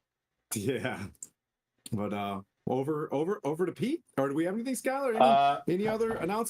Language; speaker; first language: English; native; English